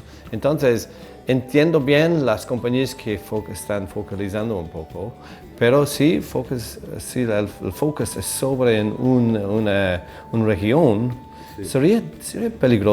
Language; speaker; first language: Spanish; non-native, fluent; English